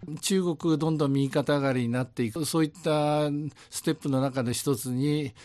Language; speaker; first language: Japanese; native; Japanese